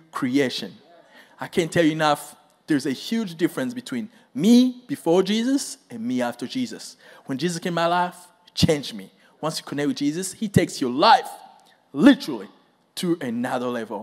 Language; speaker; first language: English; non-native, local second language; Kinyarwanda